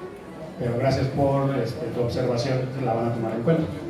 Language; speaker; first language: Spanish; native; Spanish